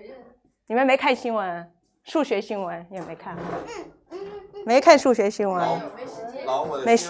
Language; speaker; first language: Chinese; non-native, fluent; English